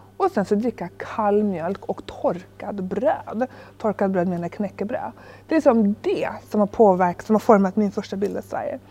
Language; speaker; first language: Swedish; early bilingual, other home language; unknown